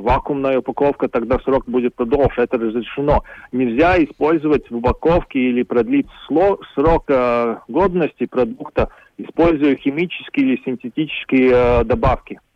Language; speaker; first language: Russian; non-native, local second language; Latvian